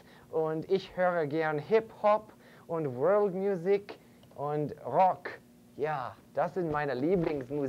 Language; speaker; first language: German; non-native, fluent; English